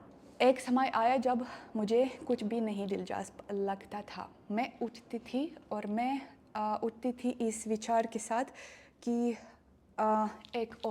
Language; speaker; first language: Hindi; non-native, learner; Russian